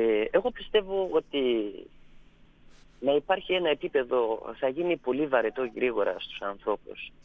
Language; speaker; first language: Greek; non-native, fluent; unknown